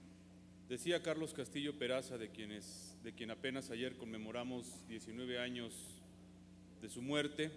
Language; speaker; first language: Spanish; native; Spanish